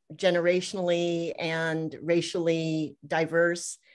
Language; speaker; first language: English; native; English